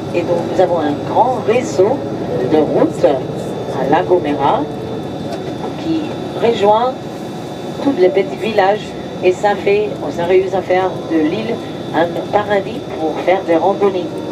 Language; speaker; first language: French; non-native, fluent; Spanish